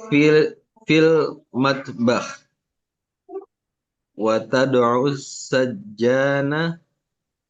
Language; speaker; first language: Arabic; non-native, learner; Indonesian